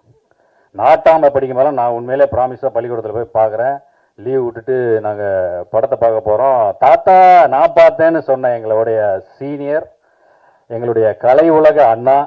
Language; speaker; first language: Tamil; native; Tamil